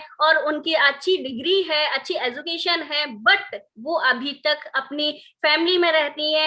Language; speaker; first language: Hindi; native; Hindi